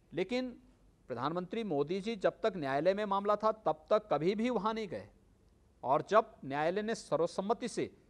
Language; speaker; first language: Hindi; native; Hindi